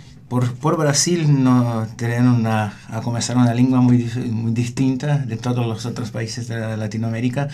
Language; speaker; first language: Spanish; non-native, learner; Portuguese